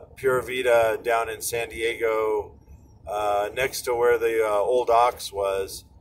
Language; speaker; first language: English; native; English